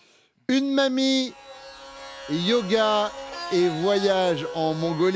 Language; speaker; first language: French; native; French